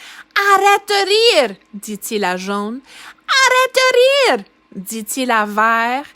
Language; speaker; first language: French; non-native, fluent; English